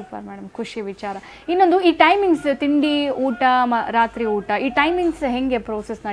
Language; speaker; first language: Kannada; native; Kannada